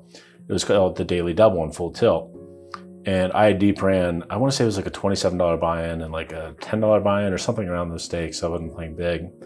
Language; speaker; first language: English; native; English